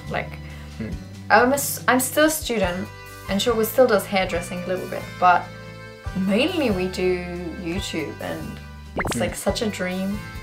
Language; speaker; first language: English; native; English